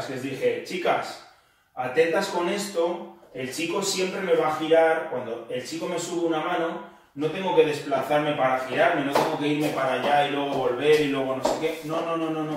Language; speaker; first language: Spanish; native; Spanish